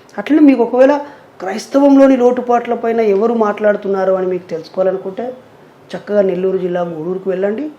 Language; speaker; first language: Telugu; native; Telugu